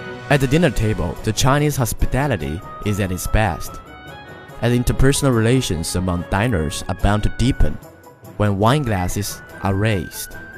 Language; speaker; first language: English; non-native, fluent; Chinese